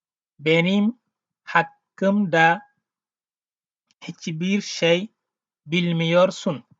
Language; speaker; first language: Turkish; non-native, learner; Wolof